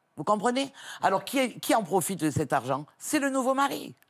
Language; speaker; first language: French; native; French